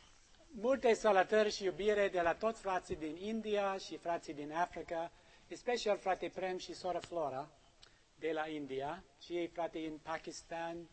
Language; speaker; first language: Romanian; non-native, learner; English